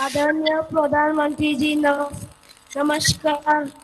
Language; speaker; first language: Hindi; non-native, local second language; Assamese